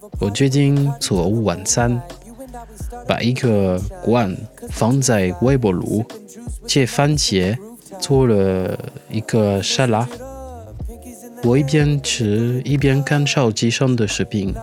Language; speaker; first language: Chinese; non-native, learner; French